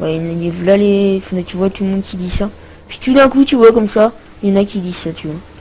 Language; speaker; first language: French; native; French